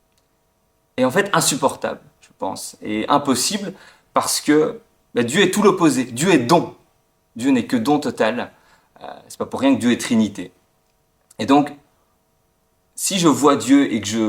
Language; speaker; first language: French; native; French